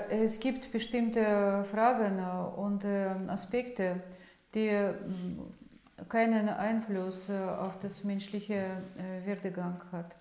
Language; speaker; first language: German; non-native, fluent; Russian